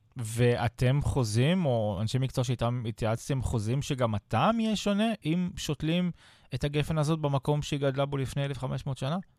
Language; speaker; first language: Hebrew; native; Hebrew